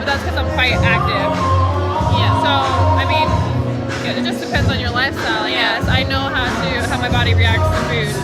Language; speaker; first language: English; native; English